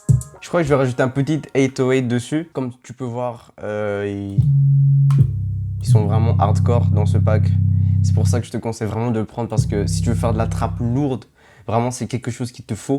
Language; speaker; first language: French; native; French